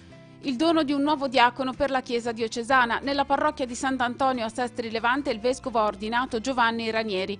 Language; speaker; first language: Italian; native; Italian